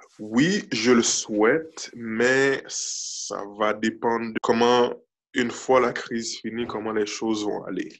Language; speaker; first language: French; early bilingual, other home language; Haitian Creole